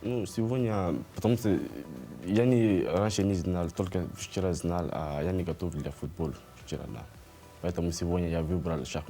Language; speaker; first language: Russian; non-native, learner; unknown